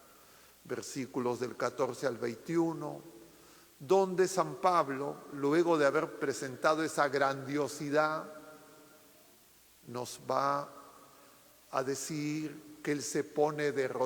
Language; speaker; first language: Spanish; native; Spanish